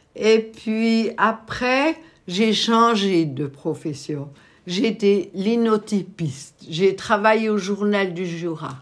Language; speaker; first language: French; native; French